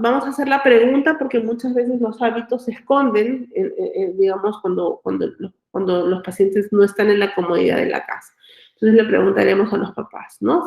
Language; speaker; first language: Spanish; native; Spanish